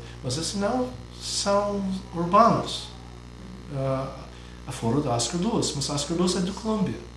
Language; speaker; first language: Portuguese; non-native, fluent; English